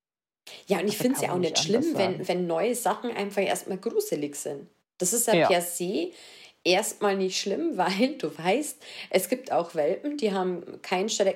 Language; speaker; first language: German; native; German